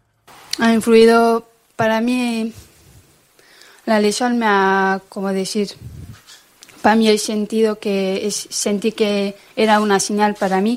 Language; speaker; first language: Spanish; non-native, fluent; French